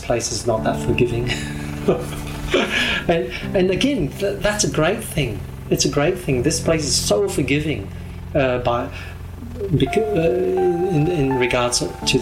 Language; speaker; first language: English; non-native, local second language; Cantonese